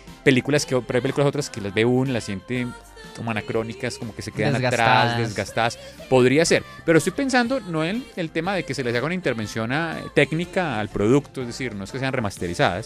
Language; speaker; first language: Spanish; native; Spanish